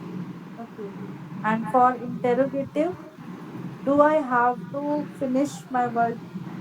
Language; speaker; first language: English; non-native, learner; Hindi